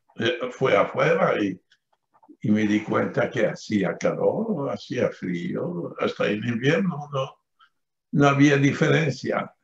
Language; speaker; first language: Spanish; non-native, fluent; French